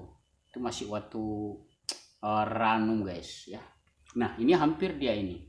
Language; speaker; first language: Indonesian; non-native, local second language; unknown